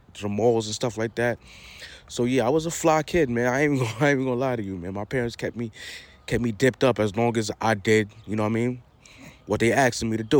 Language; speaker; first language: English; native; English